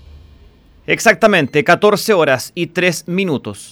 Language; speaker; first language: Spanish; native; Spanish